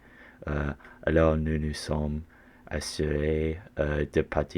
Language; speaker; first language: French; non-native, learner; English